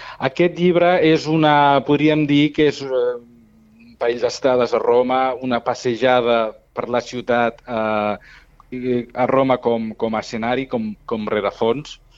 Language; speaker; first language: Catalan; non-native, local second language; Spanish